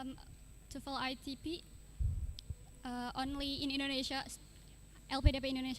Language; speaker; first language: English; non-native, learner; Indonesian